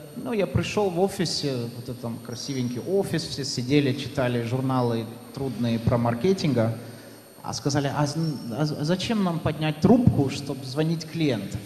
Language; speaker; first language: Russian; non-native, fluent; Dutch